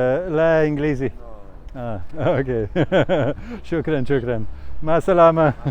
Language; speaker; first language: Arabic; non-native, learner; Latvian